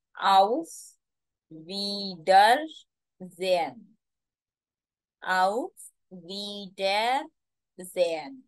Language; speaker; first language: German; non-native, fluent; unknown